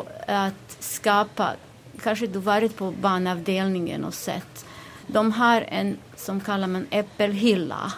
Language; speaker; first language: Swedish; non-native, fluent; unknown